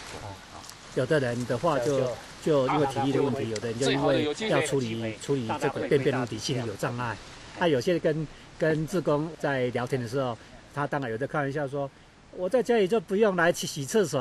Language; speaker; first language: Chinese; native; Chinese